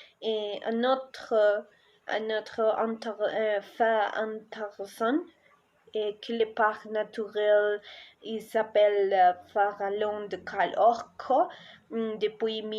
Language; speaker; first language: French; non-native, learner; Spanish